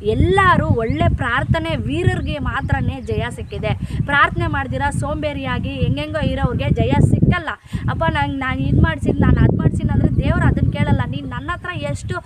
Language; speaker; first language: Kannada; non-native, local second language; Telugu